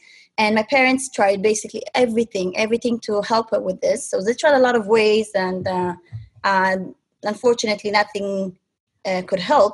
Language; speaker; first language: English; non-native, fluent; Hebrew